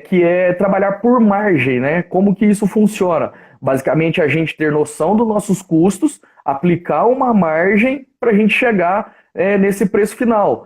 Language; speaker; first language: Portuguese; native; Portuguese